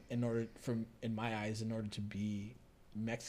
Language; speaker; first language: English; early bilingual, other home language; Spanish